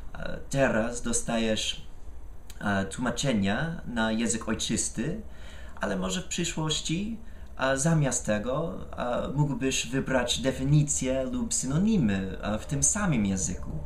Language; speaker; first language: Polish; non-native, fluent; English